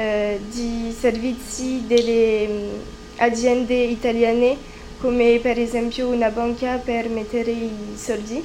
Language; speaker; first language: Italian; non-native, learner; French